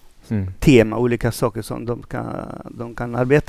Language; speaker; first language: Swedish; non-native, fluent; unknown